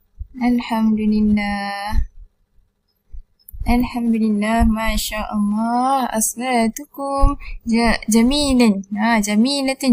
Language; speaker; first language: Arabic; non-native, learner; Malay